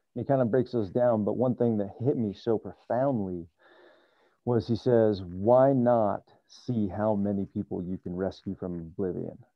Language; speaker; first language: English; native; English